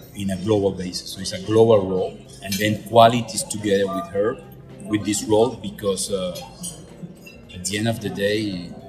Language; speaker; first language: English; non-native, fluent; Spanish